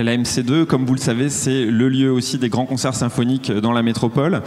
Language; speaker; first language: French; native; French